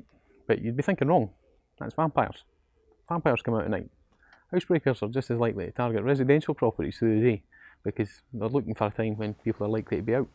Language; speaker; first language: English; native; English